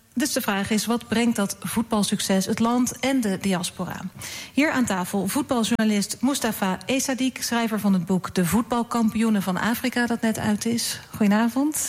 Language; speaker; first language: Dutch; native; Dutch